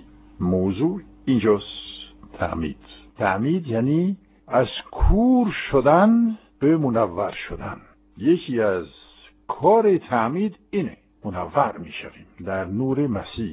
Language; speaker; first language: Persian; non-native, fluent; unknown